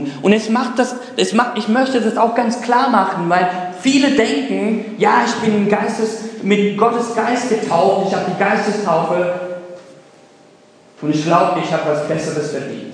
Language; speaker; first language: German; non-native, fluent; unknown